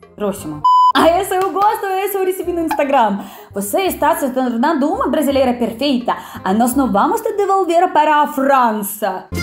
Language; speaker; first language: Portuguese; non-native, fluent; Russian